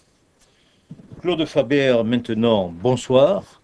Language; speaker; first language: French; native; French